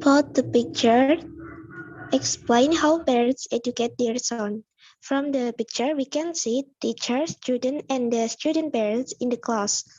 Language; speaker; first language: English; non-native, learner; Indonesian